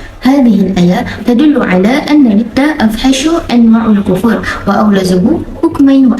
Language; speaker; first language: Arabic; non-native, learner; Malay